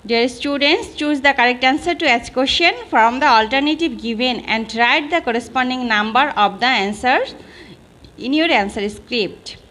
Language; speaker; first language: English; non-native, local second language; Bangla